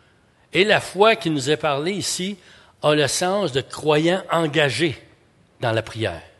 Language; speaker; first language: French; native; French